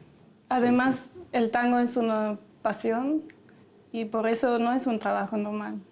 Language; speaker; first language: Spanish; non-native, fluent; German